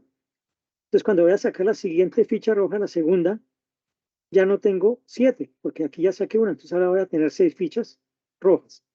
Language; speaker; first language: Spanish; native; Spanish